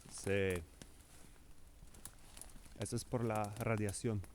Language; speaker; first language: Spanish; non-native, learner; Bulgarian